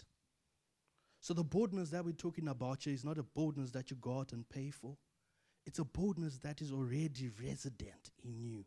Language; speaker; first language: English; non-native, local second language; Shona